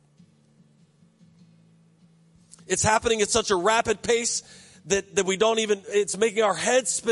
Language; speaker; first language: English; native; English